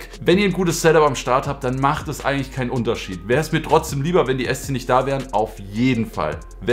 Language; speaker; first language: German; native; German